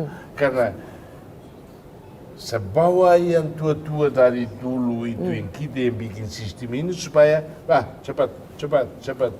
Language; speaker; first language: Indonesian; non-native, fluent; Tetum